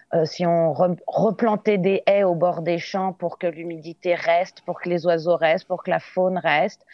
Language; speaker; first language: French; native; French